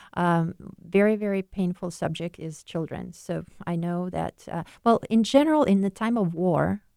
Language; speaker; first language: English; non-native, fluent; Ukrainian